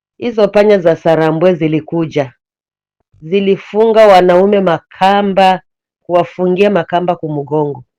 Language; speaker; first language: Swahili; native; Swahili